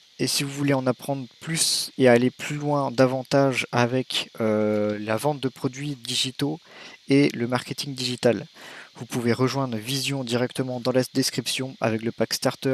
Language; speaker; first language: French; native; French